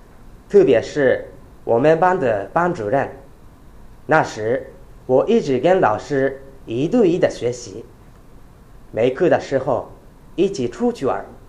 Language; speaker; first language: Chinese; non-native, fluent; Japanese